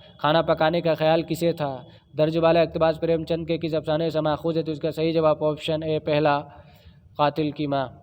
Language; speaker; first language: Urdu; native; Urdu